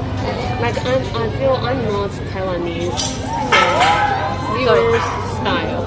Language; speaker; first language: English; non-native, learner; Chinese